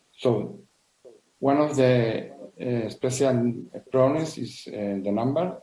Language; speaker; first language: English; non-native, learner; Spanish